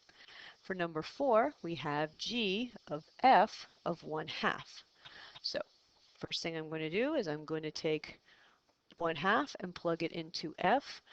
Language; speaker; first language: English; native; English